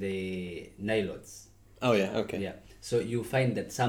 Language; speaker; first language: English; non-native, local second language; Nyankole